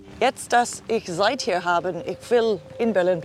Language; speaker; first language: German; non-native, learner; English